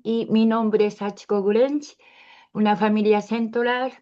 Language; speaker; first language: Spanish; non-native, learner; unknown